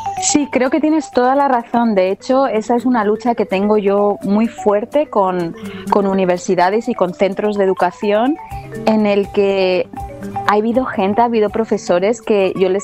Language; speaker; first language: Spanish; native; Spanish